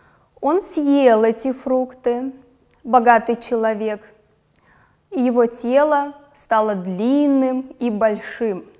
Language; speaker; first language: Russian; non-native, local second language; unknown